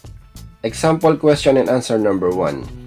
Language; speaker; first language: English; non-native, local second language; Filipino